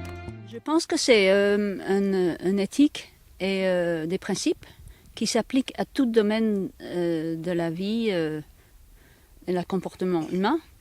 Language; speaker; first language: French; non-native, fluent; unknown